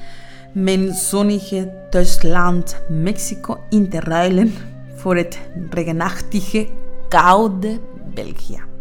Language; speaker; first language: Dutch; non-native, fluent; Spanish